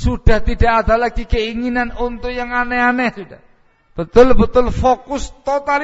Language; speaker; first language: Indonesian; native; Indonesian